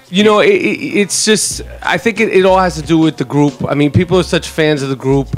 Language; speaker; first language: English; native; English